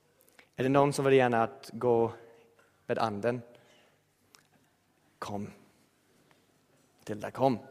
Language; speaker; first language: Swedish; non-native, fluent; English